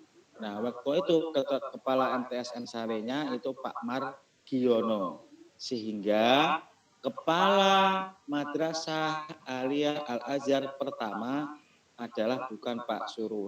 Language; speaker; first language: Indonesian; non-native, local second language; Javanese